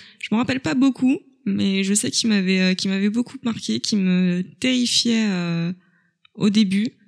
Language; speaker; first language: French; native; French